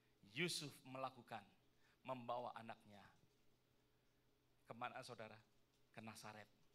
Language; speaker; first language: Indonesian; native; Indonesian